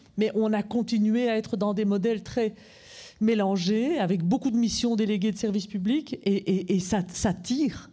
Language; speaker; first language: French; native; French